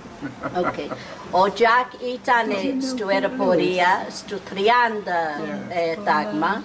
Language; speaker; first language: Greek; non-native, fluent; English